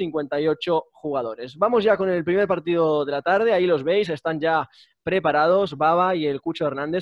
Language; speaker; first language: Spanish; native; Spanish